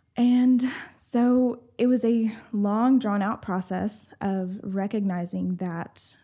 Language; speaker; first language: English; native; English